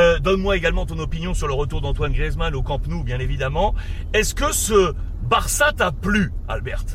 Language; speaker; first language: French; native; French